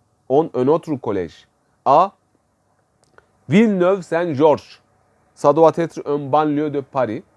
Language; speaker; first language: French; non-native, fluent; Turkish